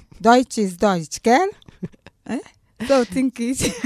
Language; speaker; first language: German; non-native, learner; Igbo